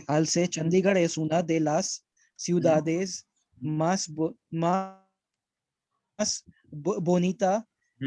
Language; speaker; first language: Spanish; non-native, learner; Hindi